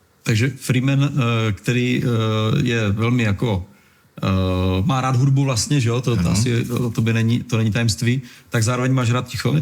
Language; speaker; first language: Czech; native; Czech